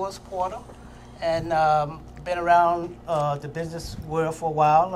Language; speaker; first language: English; native; English